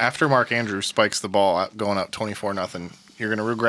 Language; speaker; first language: English; native; English